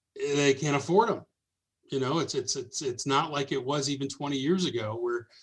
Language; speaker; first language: English; native; English